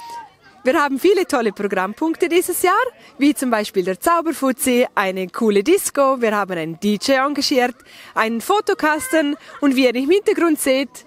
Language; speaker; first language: German; native; German